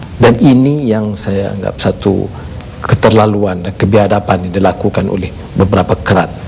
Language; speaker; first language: Malay; native; Malay